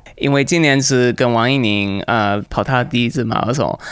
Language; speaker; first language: Chinese; non-native, fluent; English